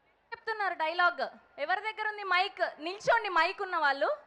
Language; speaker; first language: Telugu; native; Telugu